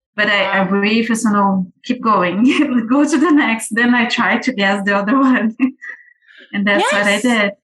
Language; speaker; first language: English; non-native, fluent; Portuguese